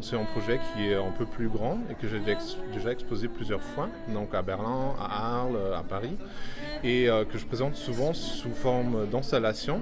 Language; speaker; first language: French; non-native, fluent; German